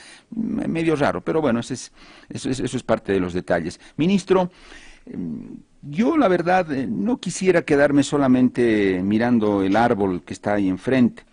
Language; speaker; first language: Spanish; native; Spanish